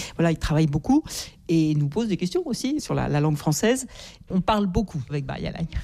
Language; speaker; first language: French; native; French